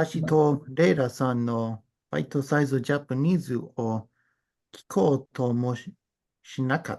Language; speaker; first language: Japanese; non-native, learner; English